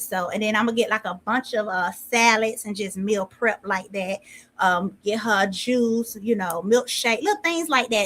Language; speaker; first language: English; native; English